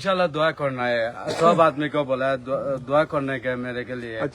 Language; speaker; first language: Hindi; non-native, learner; Bangla